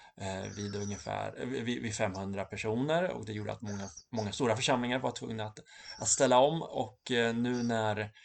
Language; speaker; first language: Swedish; native; Swedish